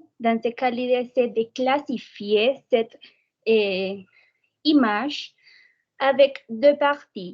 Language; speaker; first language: French; non-native, fluent; Spanish